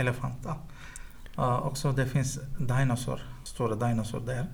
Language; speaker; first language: Swedish; non-native, learner; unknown